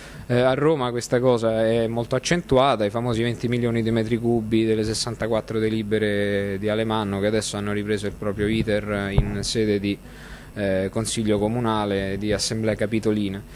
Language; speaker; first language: Italian; native; Italian